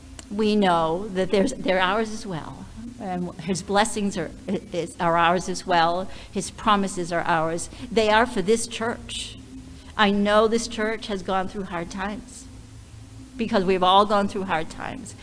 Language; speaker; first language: English; native; English